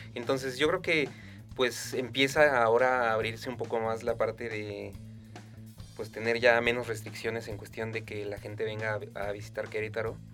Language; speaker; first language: Spanish; native; Spanish